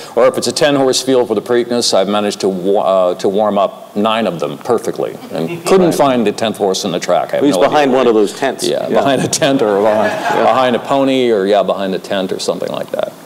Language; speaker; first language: English; native; English